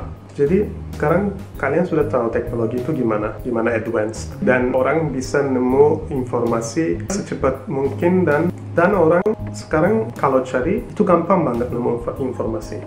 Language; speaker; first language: Indonesian; non-native, fluent; Turkish